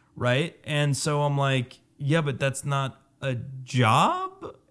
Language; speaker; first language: English; native; English